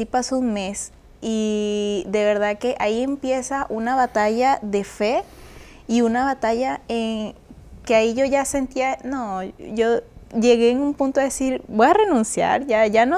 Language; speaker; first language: Spanish; native; Spanish